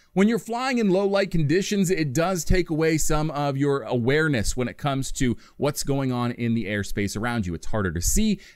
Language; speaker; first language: English; native; English